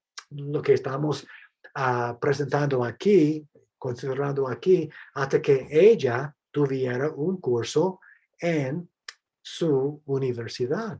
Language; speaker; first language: Spanish; non-native, fluent; English